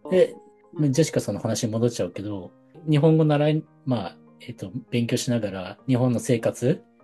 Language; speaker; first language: Japanese; native; Japanese